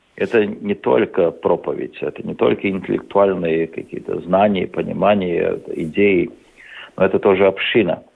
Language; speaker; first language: Russian; non-native, local second language; Latvian